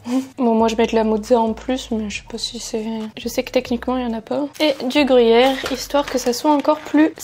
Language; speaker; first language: French; native; French